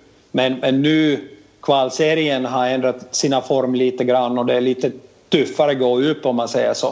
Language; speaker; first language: Swedish; non-native, fluent; Finnish